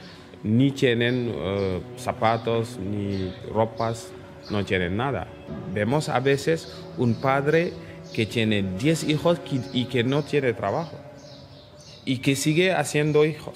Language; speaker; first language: Spanish; non-native, fluent; Wolof